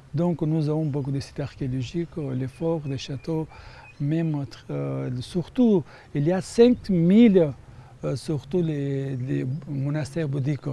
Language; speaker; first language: French; non-native, fluent; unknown